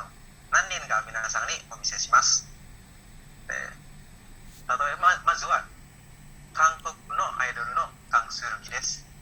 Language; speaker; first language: Japanese; non-native, learner; Indonesian